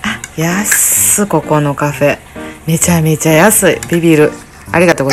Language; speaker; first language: Japanese; native; Japanese